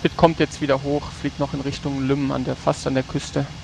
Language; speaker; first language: German; native; German